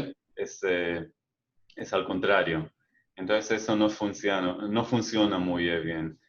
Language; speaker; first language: Spanish; non-native, fluent; Hebrew